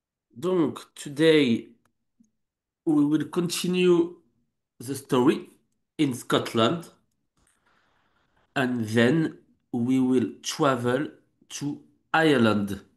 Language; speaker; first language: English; non-native, learner; French